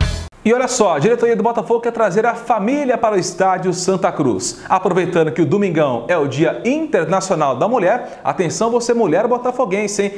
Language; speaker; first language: Portuguese; native; Portuguese